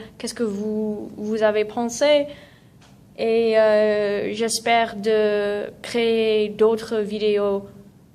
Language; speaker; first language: French; non-native, fluent; English